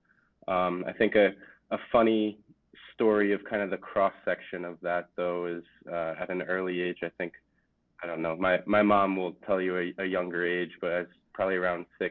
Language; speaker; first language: English; native; English